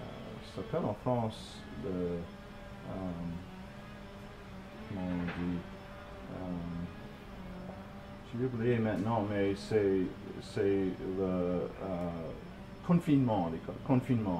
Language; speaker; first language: French; non-native, fluent; English